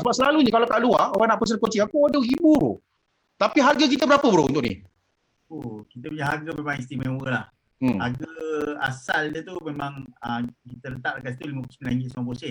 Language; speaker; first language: Malay; native; Malay